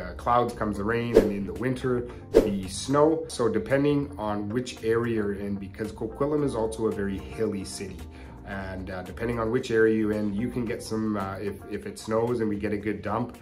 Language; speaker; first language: English; native; English